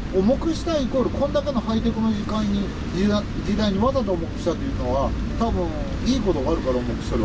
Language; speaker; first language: Japanese; native; Japanese